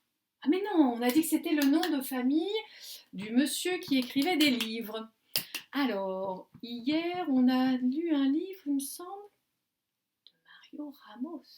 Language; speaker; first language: French; native; French